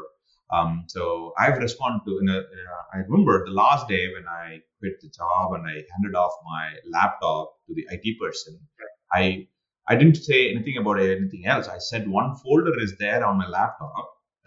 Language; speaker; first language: English; non-native, local second language; Tamil